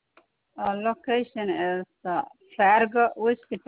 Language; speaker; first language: English; non-native, learner; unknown